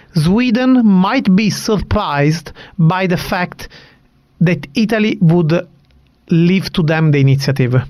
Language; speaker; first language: English; non-native, fluent; Italian